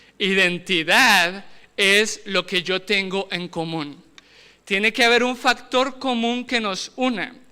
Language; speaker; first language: Spanish; native; Spanish